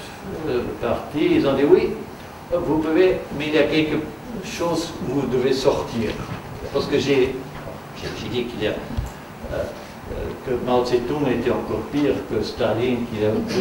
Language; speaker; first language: French; non-native, fluent; German